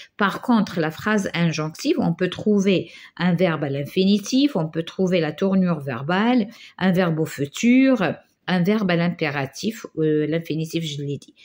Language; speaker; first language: French; non-native, local second language; Arabic